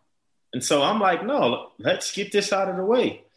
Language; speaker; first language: English; native; English